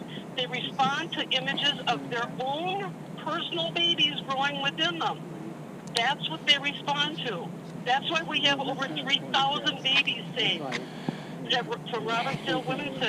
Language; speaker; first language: English; native; English